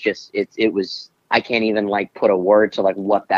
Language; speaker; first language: English; native; English